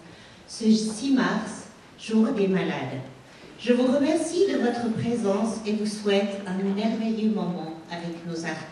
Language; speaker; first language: French; native; French